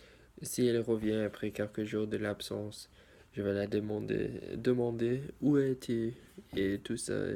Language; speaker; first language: French; non-native, learner; English